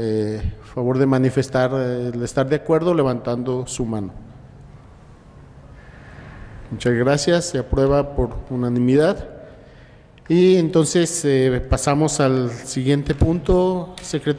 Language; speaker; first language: Spanish; native; Spanish